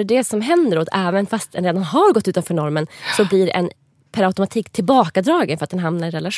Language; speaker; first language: Swedish; native; Swedish